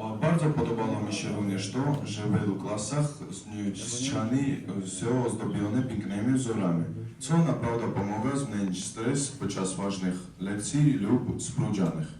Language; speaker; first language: Polish; non-native, fluent; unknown